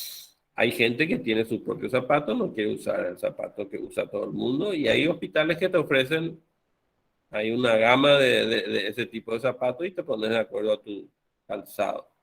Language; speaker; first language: Spanish; native; Spanish